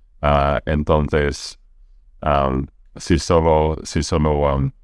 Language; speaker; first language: Spanish; non-native, fluent; English